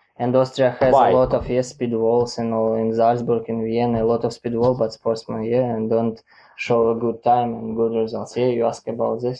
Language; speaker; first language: English; non-native, learner; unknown